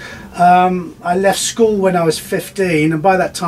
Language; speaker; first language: English; native; English